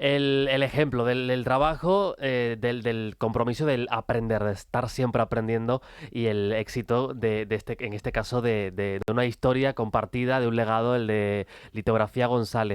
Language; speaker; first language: Spanish; native; Spanish